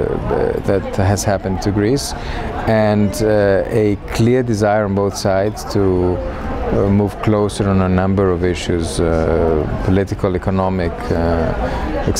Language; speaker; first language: English; non-native, fluent; Greek